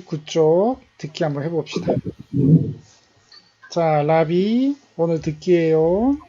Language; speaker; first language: Korean; native; Korean